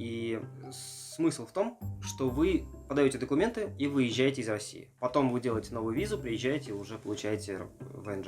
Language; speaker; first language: Russian; native; Russian